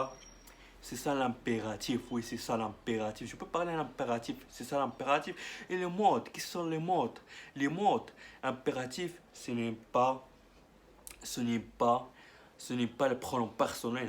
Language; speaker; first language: French; non-native, learner; Arabic